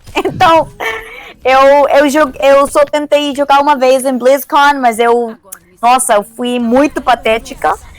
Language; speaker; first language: Portuguese; non-native, learner; Spanish